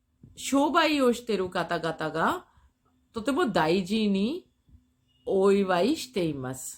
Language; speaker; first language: Japanese; non-native, fluent; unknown